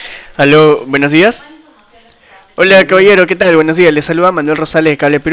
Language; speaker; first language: Spanish; native; Spanish